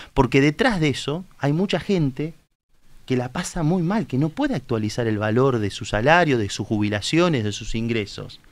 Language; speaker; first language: Spanish; native; Spanish